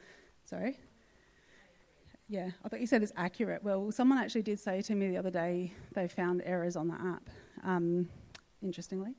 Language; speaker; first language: English; native; English